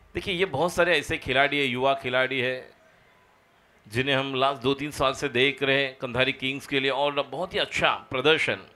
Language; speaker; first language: Hindi; non-native, local second language; Marathi